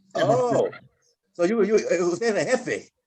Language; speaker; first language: Spanish; non-native, fluent; English